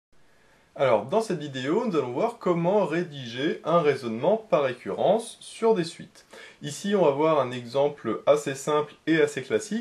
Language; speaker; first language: French; native; French